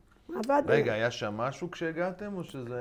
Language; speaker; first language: Hebrew; native; Hebrew